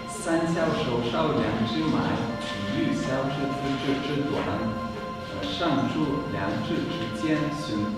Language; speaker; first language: Chinese; non-native, fluent; Lithuanian